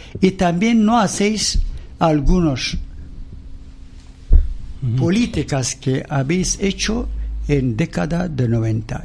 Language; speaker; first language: Spanish; non-native, learner; Persian